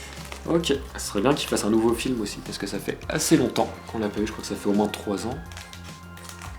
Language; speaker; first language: French; native; French